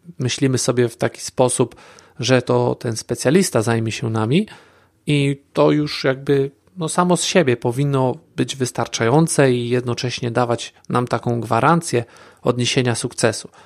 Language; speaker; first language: Polish; native; Polish